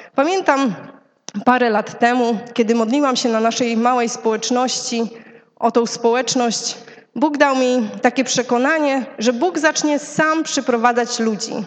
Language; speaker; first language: Polish; native; Polish